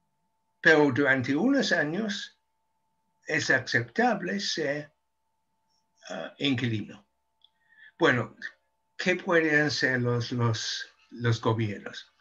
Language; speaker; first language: Spanish; non-native, fluent; English